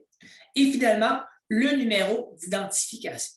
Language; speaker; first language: French; native; French